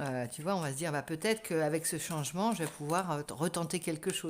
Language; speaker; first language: French; native; French